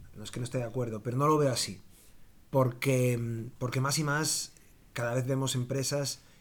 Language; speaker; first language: Spanish; native; Spanish